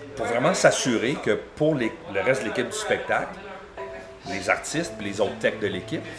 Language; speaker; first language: French; native; French